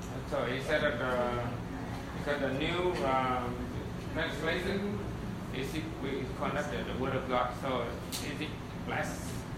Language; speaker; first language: English; non-native, fluent; Vietnamese